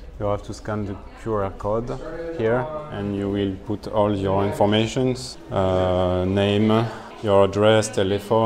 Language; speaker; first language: English; non-native, fluent; French